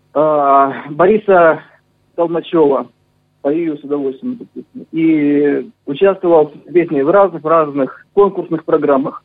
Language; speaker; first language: Russian; native; Russian